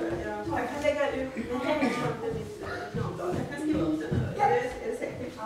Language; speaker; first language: Swedish; native; Swedish